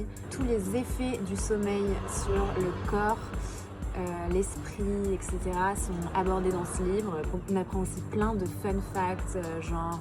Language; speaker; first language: French; native; French